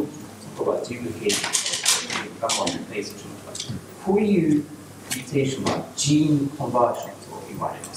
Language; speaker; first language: Japanese; non-native, learner; English